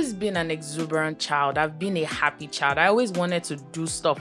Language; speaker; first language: English; non-native, local second language; Yoruba